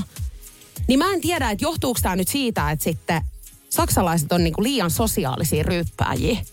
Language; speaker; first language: Finnish; native; Finnish